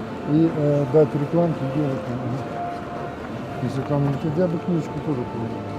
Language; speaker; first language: Russian; native; Russian